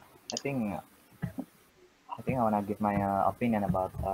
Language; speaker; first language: English; non-native, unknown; Indonesian